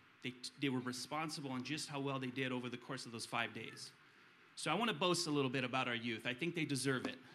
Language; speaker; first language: English; early bilingual, other home language; Romanian